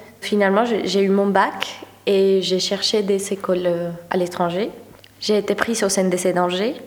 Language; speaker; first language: French; non-native, fluent; Spanish